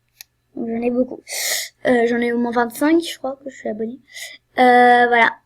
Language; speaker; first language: French; native; French